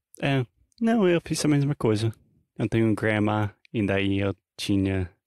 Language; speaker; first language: Portuguese; non-native, fluent; English